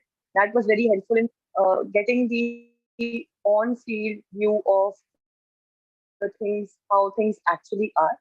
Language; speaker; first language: English; non-native, local second language; Hindi